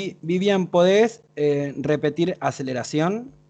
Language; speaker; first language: Spanish; native; Spanish